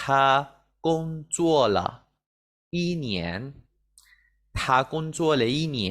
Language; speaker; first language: Chinese; non-native, fluent; Spanish